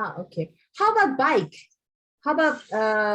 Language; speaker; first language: English; non-native, fluent; Korean